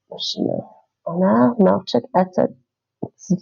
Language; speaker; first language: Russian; non-native, learner; English